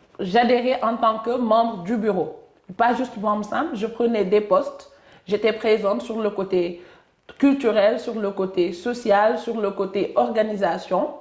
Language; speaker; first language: French; non-native, local second language; Wolof